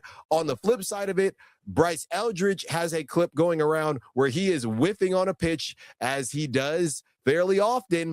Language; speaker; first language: English; native; English